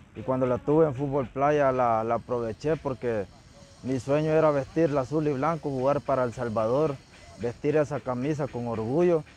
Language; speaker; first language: Spanish; native; Spanish